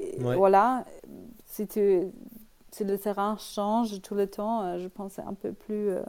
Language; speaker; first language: French; non-native, learner; German